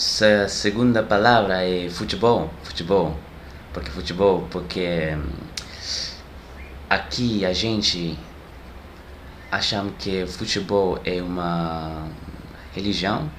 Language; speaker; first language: Portuguese; non-native, learner; French